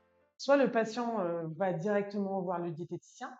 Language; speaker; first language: French; native; French